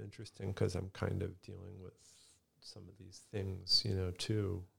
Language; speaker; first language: English; early bilingual, other home language; Italian